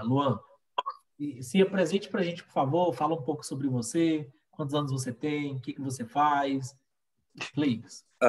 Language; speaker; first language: Portuguese; native; Portuguese